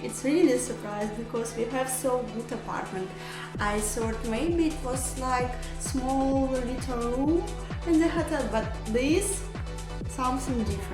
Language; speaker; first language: English; non-native, learner; Russian